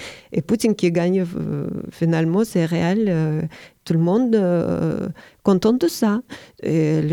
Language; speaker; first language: French; non-native, learner; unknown